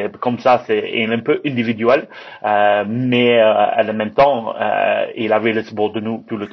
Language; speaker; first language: French; non-native, learner; English